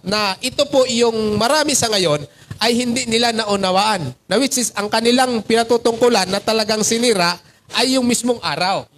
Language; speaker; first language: Filipino; non-native, local second language; Cebuano